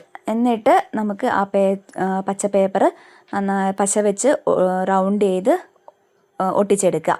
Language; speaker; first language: Malayalam; native; Malayalam